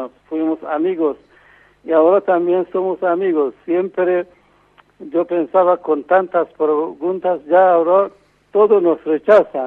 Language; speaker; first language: Spanish; non-native, fluent; Persian